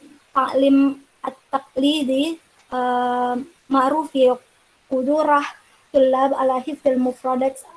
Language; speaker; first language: Arabic; non-native, learner; Indonesian